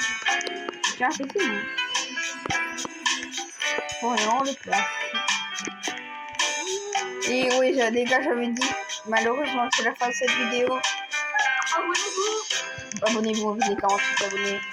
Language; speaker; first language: French; native; French